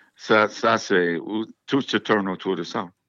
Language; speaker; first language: French; non-native, fluent; English